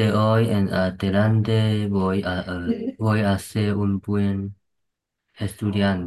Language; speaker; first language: Spanish; non-native, learner; Chinese